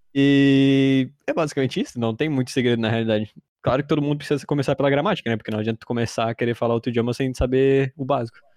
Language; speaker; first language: Portuguese; early bilingual, heritage; Portuguese